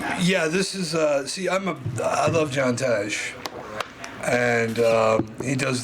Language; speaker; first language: English; native; English